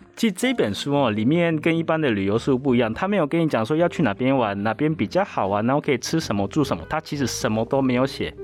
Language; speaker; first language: Chinese; non-native, fluent; Japanese